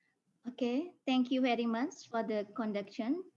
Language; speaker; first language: English; non-native, fluent; Indonesian